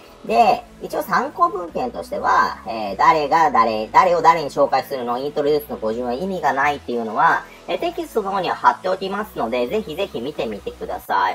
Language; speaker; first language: Japanese; native; Japanese